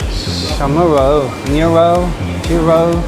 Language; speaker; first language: Chinese; non-native, learner; English